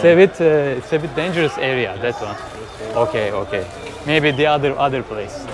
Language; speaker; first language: English; non-native, learner; Turkish